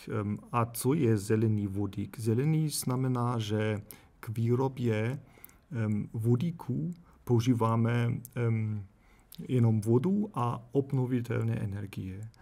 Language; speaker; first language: Czech; non-native, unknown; German